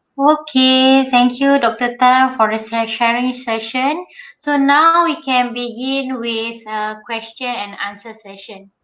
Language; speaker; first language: English; non-native, local second language; Malay